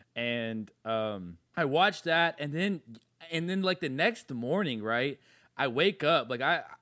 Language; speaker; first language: English; native; English